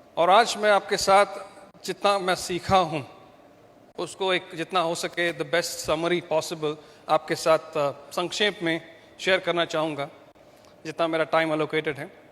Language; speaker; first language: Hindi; non-native, local second language; Malayalam